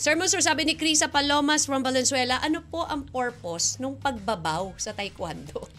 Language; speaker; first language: Filipino; native; Filipino